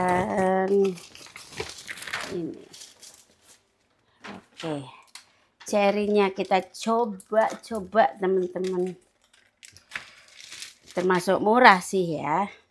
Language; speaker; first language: Indonesian; non-native, local second language; Javanese